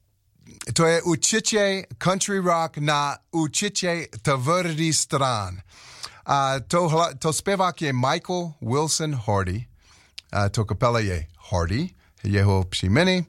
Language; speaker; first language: Czech; non-native, learner; English